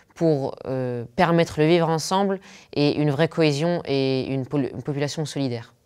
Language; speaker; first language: French; non-native, local second language; Arabic